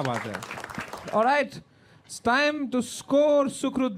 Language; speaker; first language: Hindi; native; Hindi